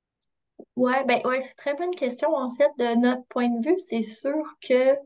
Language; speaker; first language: French; native; French